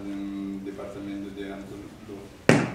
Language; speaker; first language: Spanish; non-native, learner; Tibetan